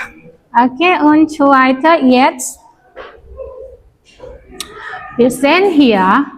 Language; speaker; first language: German; non-native, learner; Indonesian